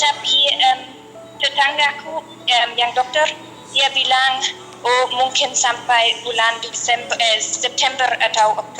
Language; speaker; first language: Indonesian; non-native, fluent; German